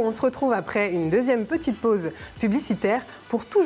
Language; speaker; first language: French; native; French